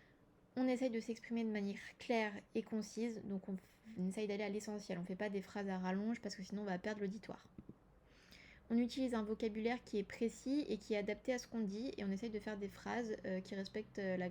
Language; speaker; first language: French; native; French